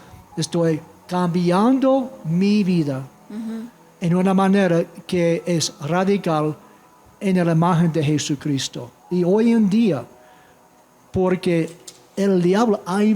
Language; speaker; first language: Spanish; non-native, fluent; English